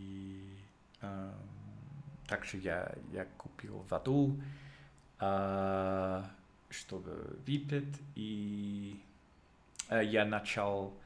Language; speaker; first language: Russian; non-native, learner; English